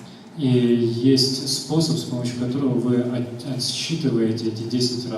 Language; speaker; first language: Russian; native; Russian